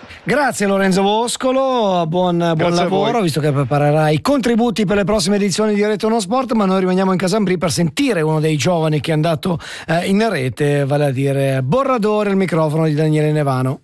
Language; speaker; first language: Italian; native; Italian